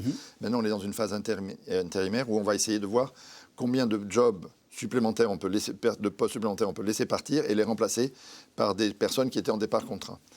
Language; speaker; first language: French; native; French